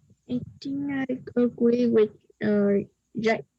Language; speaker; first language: English; non-native, learner; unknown